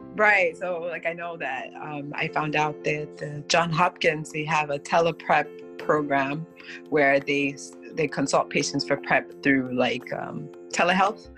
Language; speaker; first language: English; non-native, fluent; Haitian Creole